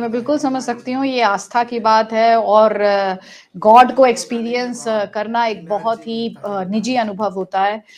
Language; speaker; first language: Hindi; native; Hindi